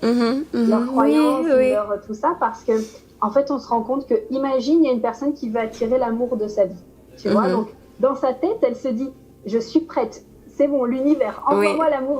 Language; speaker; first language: French; native; French